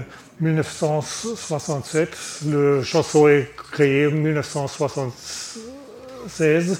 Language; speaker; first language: French; non-native, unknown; German